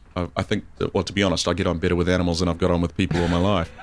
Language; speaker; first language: English; native; English